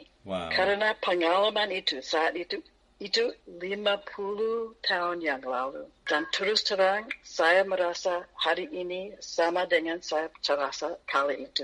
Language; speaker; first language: Indonesian; non-native, fluent; English